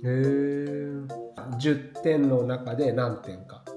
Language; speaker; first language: Japanese; native; Japanese